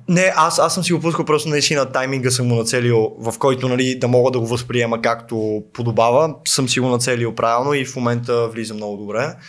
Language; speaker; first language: Bulgarian; native; Bulgarian